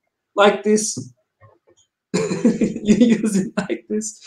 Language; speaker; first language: English; non-native, learner; Turkish